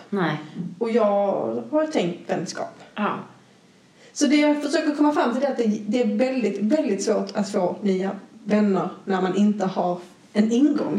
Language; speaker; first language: Swedish; native; Swedish